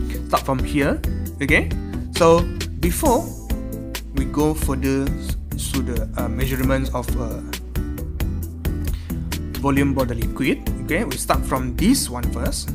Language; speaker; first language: English; non-native, local second language; Malay